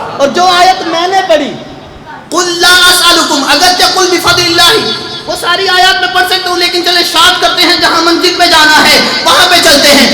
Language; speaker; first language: Urdu; non-native, local second language; Punjabi